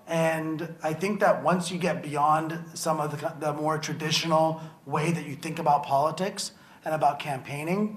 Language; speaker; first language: English; native; English